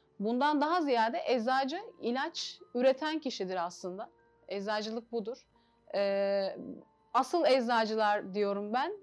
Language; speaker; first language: Turkish; native; Turkish